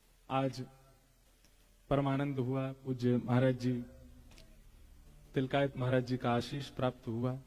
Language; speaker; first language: Hindi; native; Hindi